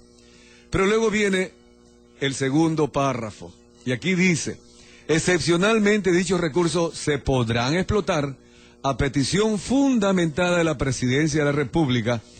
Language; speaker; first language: Spanish; native; Spanish